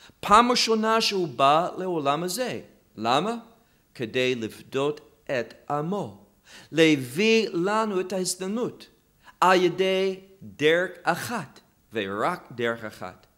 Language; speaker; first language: Hebrew; non-native, fluent; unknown